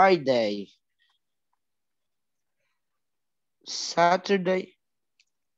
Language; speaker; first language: English; non-native, learner; Spanish